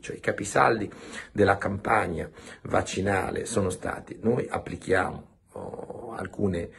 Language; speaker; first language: Italian; native; Italian